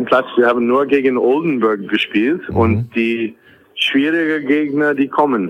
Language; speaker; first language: German; non-native, fluent; English